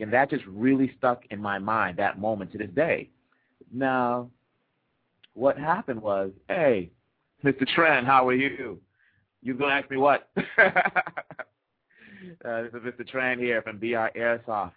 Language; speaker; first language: English; native; English